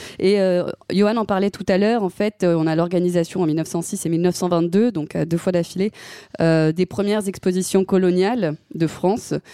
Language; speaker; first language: French; native; French